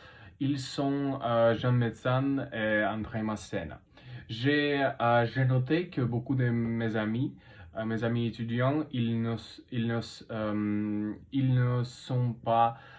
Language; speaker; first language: French; non-native, learner; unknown